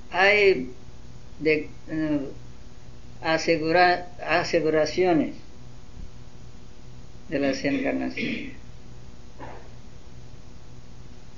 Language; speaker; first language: Spanish; non-native, learner; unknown